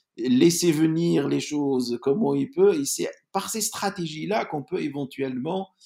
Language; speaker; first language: French; non-native, local second language; Arabic